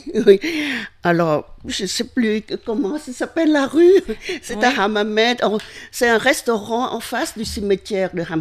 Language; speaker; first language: French; non-native, fluent; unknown